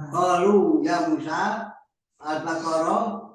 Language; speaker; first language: Arabic; non-native, learner; Indonesian